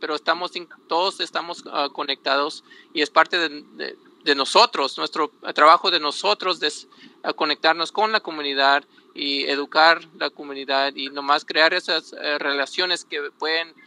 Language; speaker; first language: Spanish; early bilingual, heritage; Spanish